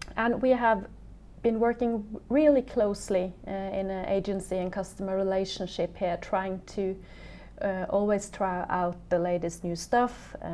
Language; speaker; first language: English; non-native, fluent; Norwegian